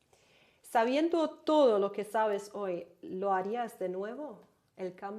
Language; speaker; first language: Spanish; non-native, learner; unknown